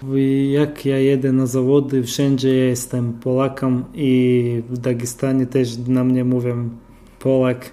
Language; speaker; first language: Polish; non-native, fluent; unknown